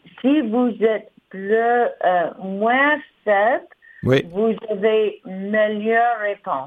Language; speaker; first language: French; non-native, learner; English